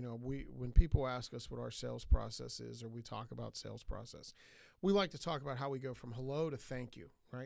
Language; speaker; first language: English; native; English